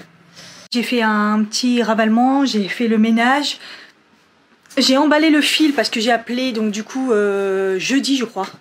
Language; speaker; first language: French; native; French